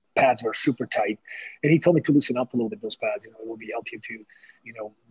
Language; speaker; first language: English; non-native, fluent; Slovak